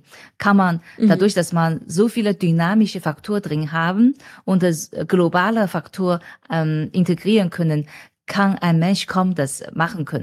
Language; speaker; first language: German; non-native, fluent; Chinese